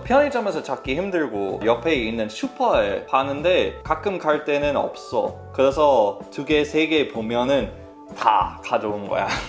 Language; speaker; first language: Korean; non-native, fluent; English